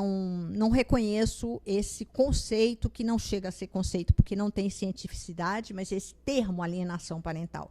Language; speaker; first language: Portuguese; native; Portuguese